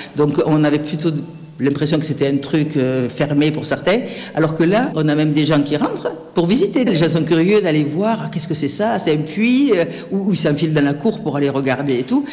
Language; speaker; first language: French; native; French